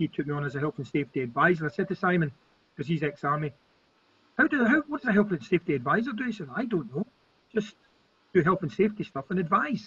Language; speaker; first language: English; native; English